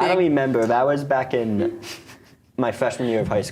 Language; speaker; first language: English; native; English